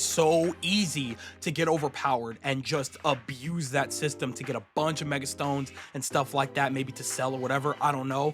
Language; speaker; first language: English; native; English